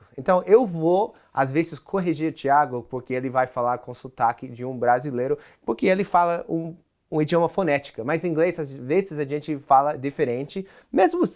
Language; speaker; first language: Portuguese; non-native, fluent; English